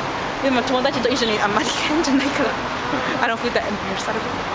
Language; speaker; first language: Japanese; non-native, learner; English